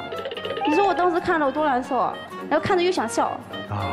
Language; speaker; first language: Chinese; native; Chinese